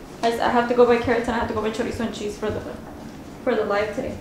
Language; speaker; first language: English; early bilingual, other home language; Spanish